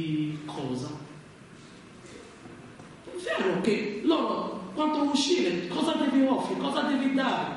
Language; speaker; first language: Italian; non-native, learner; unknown